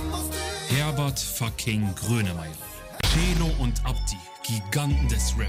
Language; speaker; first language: German; early bilingual, other home language; Kurdish